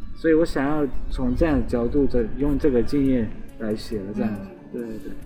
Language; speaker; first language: Chinese; non-native, fluent; Arabic